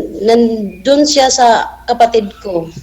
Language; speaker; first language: Filipino; non-native, local second language; Cebuano